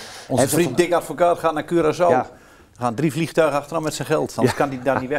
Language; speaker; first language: Dutch; native; Dutch